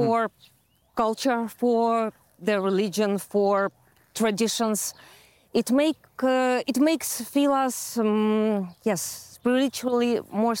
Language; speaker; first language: English; non-native, fluent; Russian